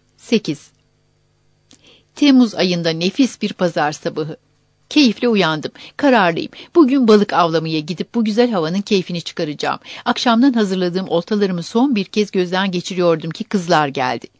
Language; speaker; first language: Turkish; native; Turkish